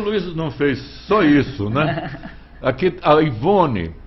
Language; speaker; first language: Portuguese; native; Portuguese